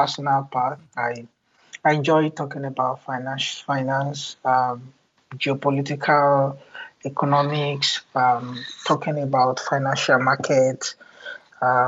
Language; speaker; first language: English; non-native, local second language; Yoruba